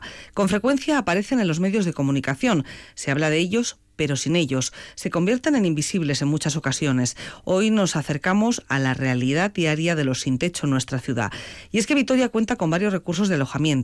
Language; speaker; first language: Spanish; native; Spanish